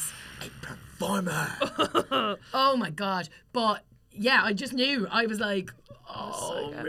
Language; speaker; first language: English; native; English